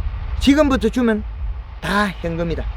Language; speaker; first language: Korean; native; Korean